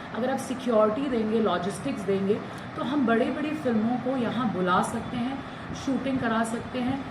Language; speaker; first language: Hindi; native; Hindi